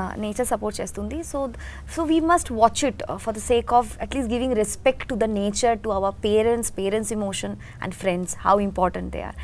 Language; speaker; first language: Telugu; non-native, learner; Bangla